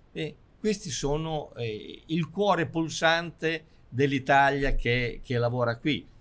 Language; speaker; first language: Italian; native; Italian